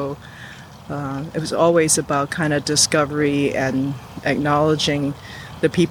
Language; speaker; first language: English; non-native, local second language; Cantonese